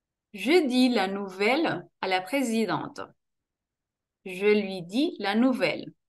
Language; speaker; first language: French; non-native, fluent; Spanish